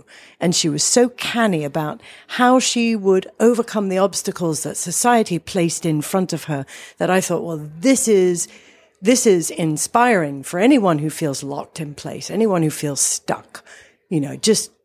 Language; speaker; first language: English; native; English